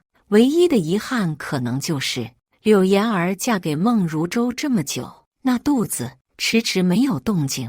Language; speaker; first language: Chinese; native; Chinese